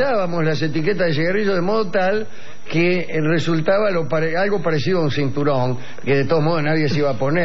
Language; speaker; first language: Spanish; native; Spanish